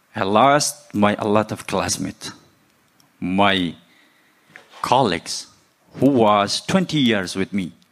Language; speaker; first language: English; non-native, learner; Persian